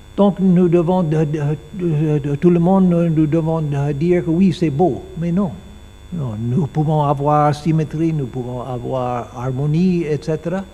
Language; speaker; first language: French; non-native, learner; English